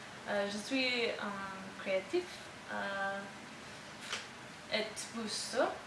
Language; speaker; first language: French; non-native, learner; English